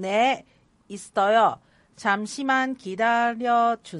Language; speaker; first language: Korean; non-native, learner; Cantonese